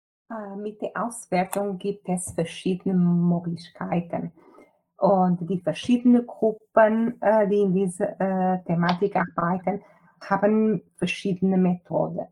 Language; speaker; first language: German; non-native, fluent; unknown